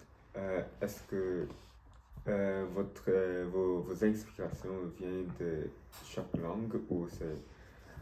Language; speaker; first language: French; non-native, learner; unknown